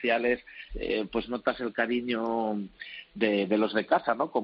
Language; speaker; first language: Spanish; native; Spanish